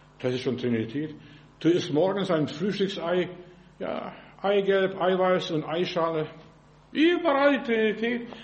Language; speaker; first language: German; non-native, fluent; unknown